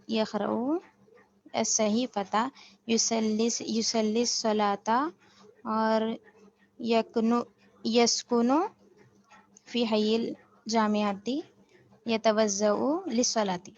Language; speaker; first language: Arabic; non-native, learner; Urdu